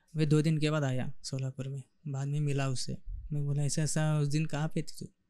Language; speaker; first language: Hindi; non-native, local second language; Telugu